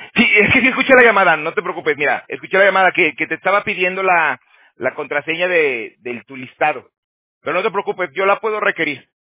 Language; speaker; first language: Spanish; native; Spanish